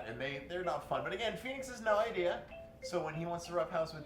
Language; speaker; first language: English; native; English